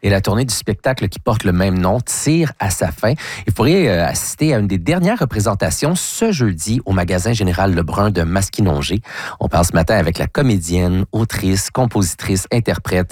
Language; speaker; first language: French; native; French